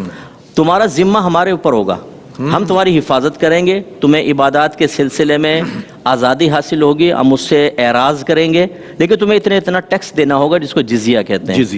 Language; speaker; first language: Urdu; native; Urdu